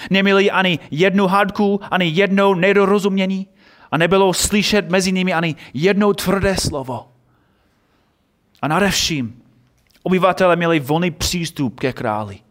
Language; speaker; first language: Czech; non-native, fluent; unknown